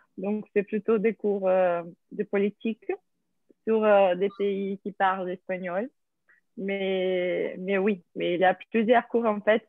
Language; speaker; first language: French; non-native, fluent; English